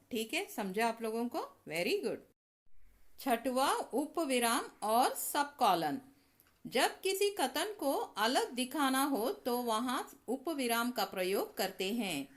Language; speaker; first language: Hindi; non-native, local second language; Tamil